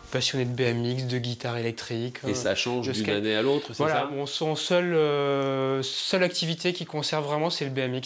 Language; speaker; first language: French; native; French